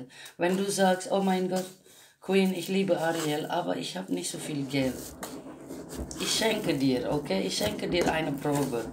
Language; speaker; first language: German; non-native, learner; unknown